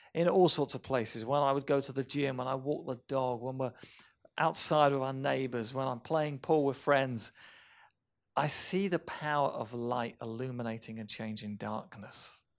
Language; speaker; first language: English; native; English